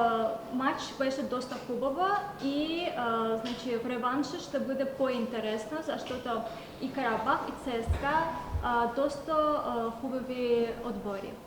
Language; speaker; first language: Bulgarian; non-native, learner; Azerbaijani